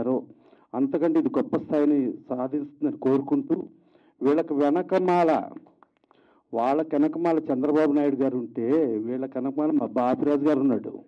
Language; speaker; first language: Telugu; native; Telugu